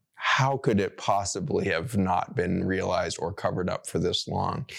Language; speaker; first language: English; native; English